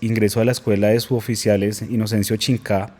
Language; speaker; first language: Spanish; native; Spanish